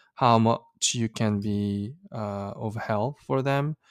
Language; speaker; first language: English; early bilingual, other home language; Korean